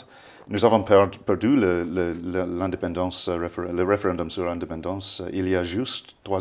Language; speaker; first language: French; non-native, fluent; English